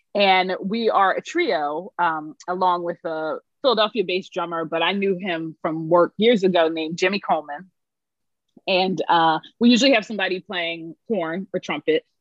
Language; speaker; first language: English; native; English